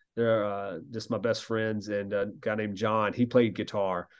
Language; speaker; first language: English; native; English